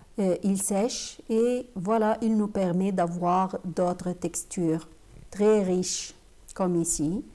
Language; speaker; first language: French; non-native, fluent; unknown